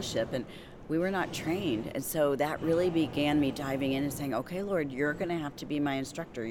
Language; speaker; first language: English; native; English